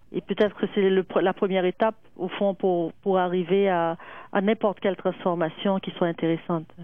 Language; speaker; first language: French; native; French